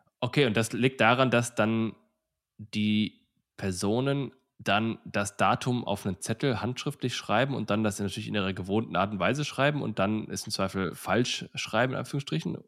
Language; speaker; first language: German; native; German